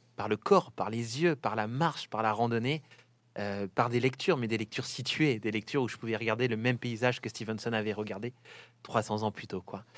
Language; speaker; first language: French; native; French